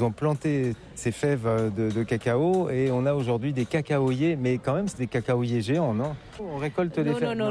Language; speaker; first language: French; native; French